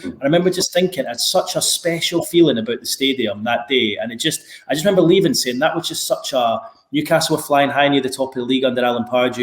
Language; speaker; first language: English; native; English